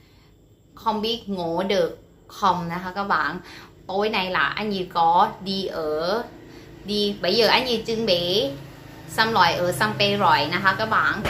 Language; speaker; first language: Vietnamese; non-native, learner; Thai